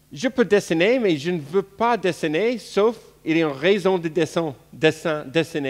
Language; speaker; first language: French; non-native, fluent; English